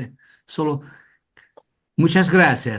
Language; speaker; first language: Spanish; non-native, learner; Portuguese